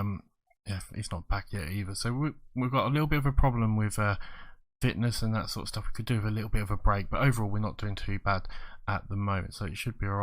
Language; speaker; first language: English; native; English